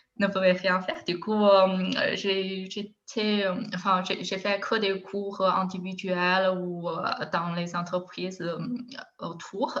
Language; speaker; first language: French; non-native, fluent; Chinese